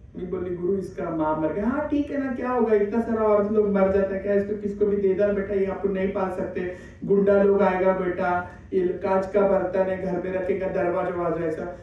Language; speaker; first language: Hindi; non-native, local second language; Marathi